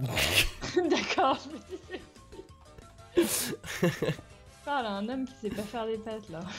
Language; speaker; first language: French; native; French